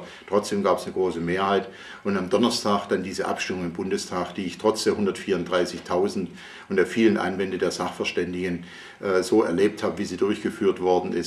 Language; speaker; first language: German; native; German